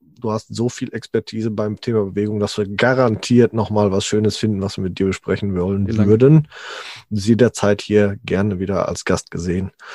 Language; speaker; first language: German; early bilingual, other home language; Italian